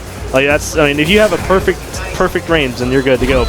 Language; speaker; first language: English; native; English